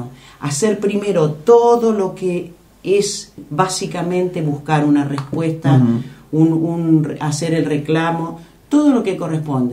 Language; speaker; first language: Spanish; native; Spanish